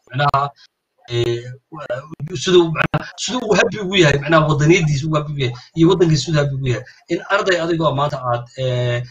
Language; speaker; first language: Somali; native; Somali